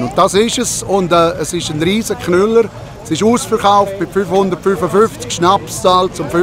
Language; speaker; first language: German; native; German